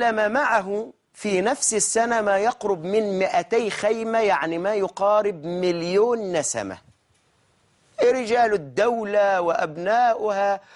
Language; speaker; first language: Arabic; native; Arabic